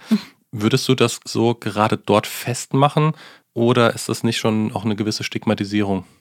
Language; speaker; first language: German; native; German